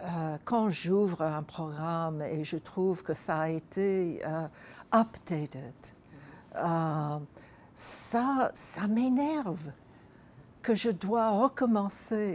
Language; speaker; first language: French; non-native, fluent; English